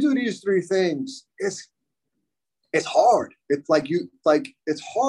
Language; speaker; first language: English; native; English